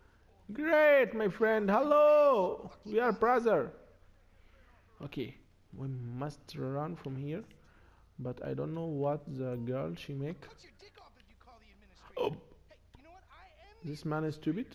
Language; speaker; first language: English; non-native, learner; Arabic